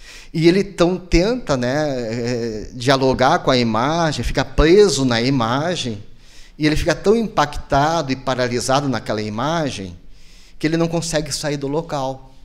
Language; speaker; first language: Portuguese; native; Portuguese